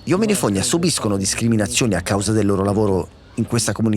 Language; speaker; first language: Italian; native; Italian